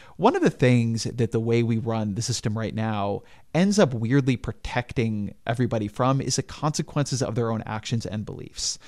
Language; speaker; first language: English; native; English